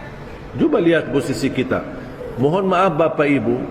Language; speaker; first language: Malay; non-native, fluent; Arabic